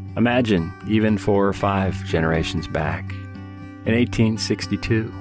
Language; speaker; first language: English; native; English